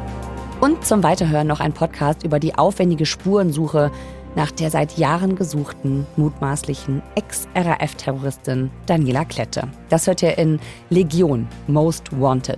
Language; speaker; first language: German; native; German